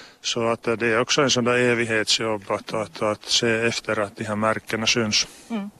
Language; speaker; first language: Swedish; non-native, local second language; Finnish